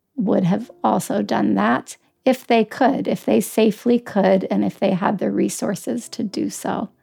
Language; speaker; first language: English; native; English